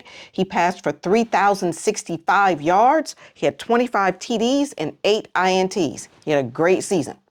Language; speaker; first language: English; native; English